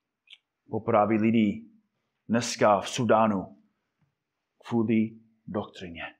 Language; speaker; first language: Czech; non-native, fluent; English